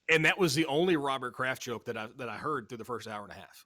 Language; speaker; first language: English; native; English